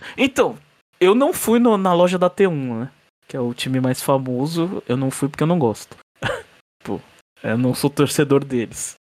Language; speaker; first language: Portuguese; native; Portuguese